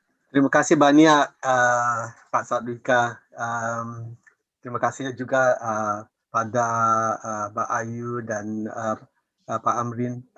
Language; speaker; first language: Indonesian; non-native, fluent; English